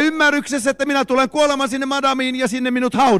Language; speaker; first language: Finnish; native; Finnish